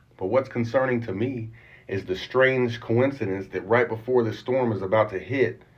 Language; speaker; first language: English; native; English